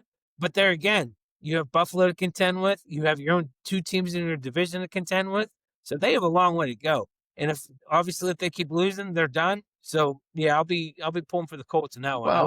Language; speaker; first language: English; native; English